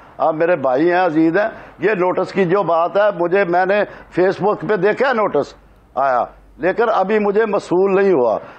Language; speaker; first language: Urdu; non-native, local second language; Punjabi